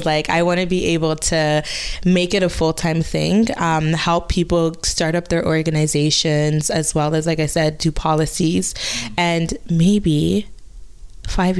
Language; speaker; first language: English; non-native, fluent; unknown